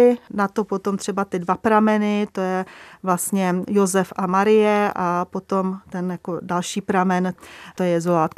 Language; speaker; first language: Czech; native; Czech